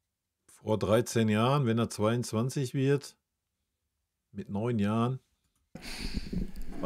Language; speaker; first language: German; native; German